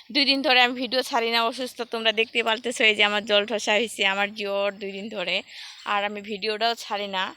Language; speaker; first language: Bangla; non-native, local second language; Rangpuri